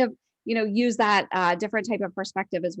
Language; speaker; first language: English; native; English